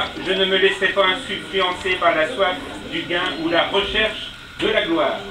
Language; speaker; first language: French; native; French